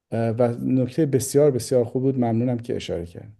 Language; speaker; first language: Persian; native; Persian